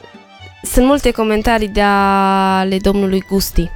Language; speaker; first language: Romanian; native; Romanian